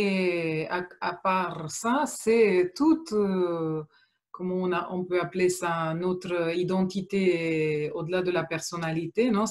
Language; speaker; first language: French; non-native, fluent; Romanian